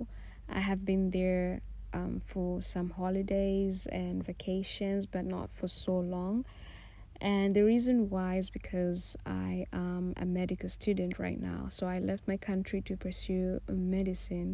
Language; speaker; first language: English; non-native, local second language; Swahili